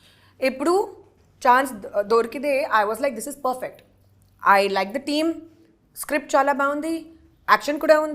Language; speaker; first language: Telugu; non-native, learner; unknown